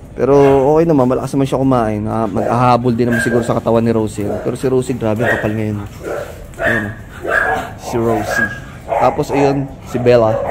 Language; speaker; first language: Filipino; native; Filipino